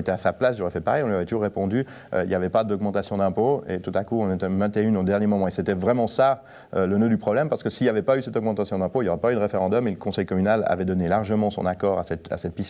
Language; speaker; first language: French; native; French